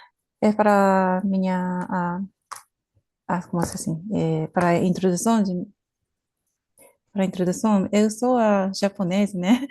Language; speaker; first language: Portuguese; non-native, learner; Japanese